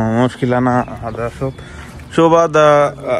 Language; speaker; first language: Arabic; non-native, learner; Bangla